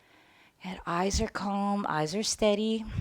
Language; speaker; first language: English; native; English